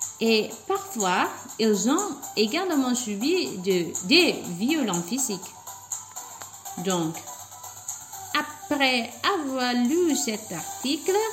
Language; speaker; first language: French; non-native, fluent; Indonesian